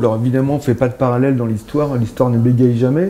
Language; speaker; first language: French; native; French